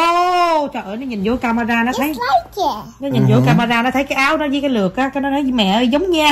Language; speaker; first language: Vietnamese; native; Vietnamese